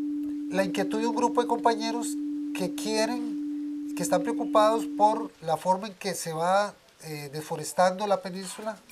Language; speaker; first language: Spanish; native; Spanish